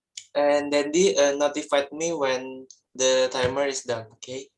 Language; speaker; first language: English; non-native, learner; Indonesian